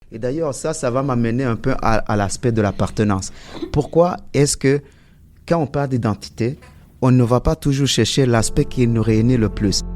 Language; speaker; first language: French; native; French